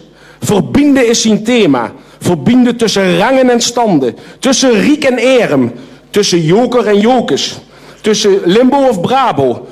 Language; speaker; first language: Dutch; native; Dutch